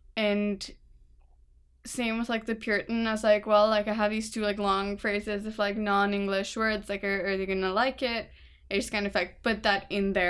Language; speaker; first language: English; non-native, local second language; Urdu